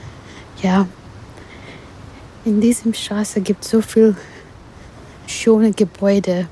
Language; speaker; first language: German; non-native, learner; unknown